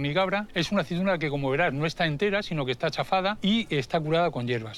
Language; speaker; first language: Spanish; native; Spanish